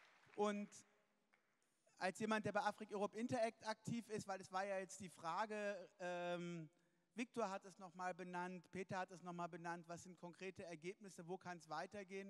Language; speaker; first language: German; native; German